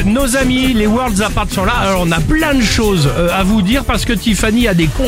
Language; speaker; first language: French; native; French